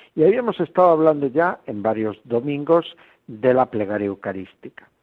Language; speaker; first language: Spanish; native; Spanish